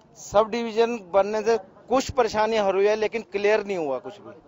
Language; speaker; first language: Hindi; native; Hindi